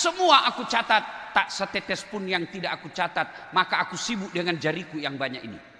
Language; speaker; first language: Indonesian; non-native, local second language; Buginese